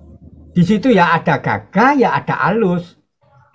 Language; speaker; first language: Indonesian; native; Indonesian